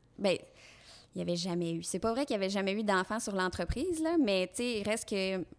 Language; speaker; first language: French; native; French